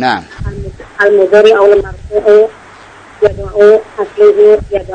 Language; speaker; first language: Arabic; non-native, learner; Indonesian